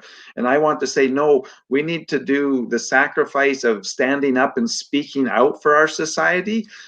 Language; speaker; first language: English; native; English